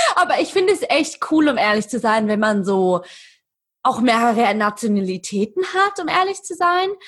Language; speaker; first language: German; native; German